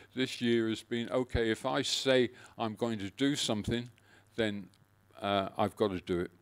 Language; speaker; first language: English; native; English